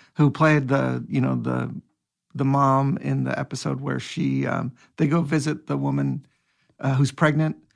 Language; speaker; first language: English; native; English